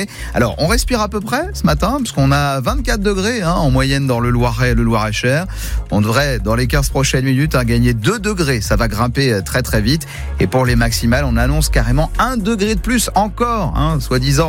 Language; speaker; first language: French; native; French